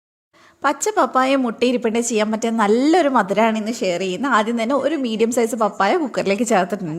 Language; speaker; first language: Malayalam; native; Malayalam